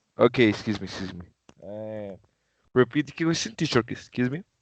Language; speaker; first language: English; non-native, learner; Spanish